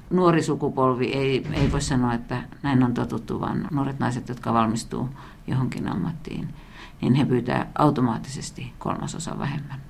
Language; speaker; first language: Finnish; native; Finnish